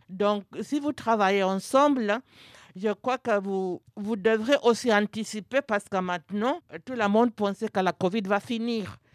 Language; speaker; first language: French; non-native, fluent; English